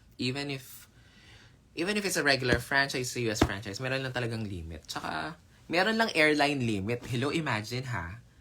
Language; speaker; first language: Filipino; native; Filipino